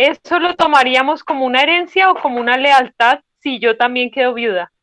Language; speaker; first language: Spanish; native; Spanish